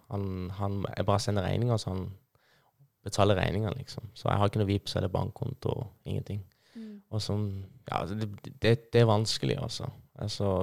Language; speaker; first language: Norwegian; non-native, fluent; Persian